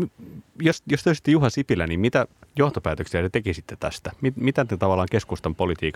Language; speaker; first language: Finnish; native; Finnish